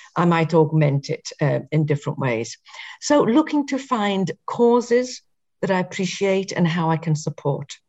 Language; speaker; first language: English; native; English